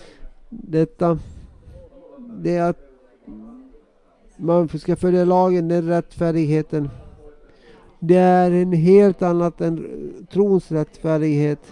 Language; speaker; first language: Swedish; non-native, local second language; Finnish